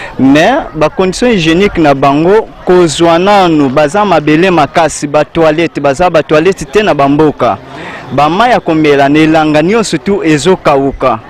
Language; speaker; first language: Lingala; non-native, local second language; Kituba (Democratic Republic of Congo)